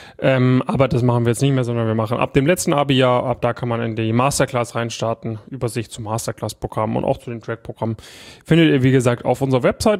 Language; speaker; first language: German; native; German